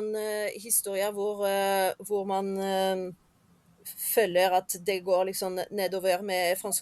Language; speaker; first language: Norwegian; non-native, fluent; French